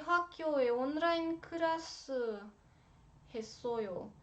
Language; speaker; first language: Korean; non-native, learner; Romanian